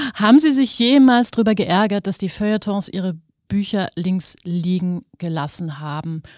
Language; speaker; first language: German; native; German